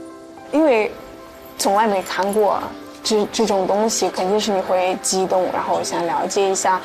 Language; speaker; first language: Chinese; non-native, fluent; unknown